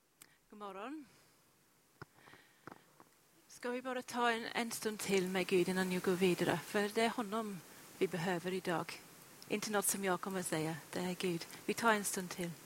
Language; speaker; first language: Swedish; non-native, fluent; English